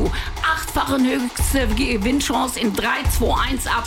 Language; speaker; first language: German; native; German